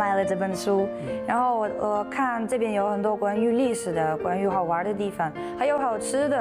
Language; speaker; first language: Chinese; non-native, fluent; Russian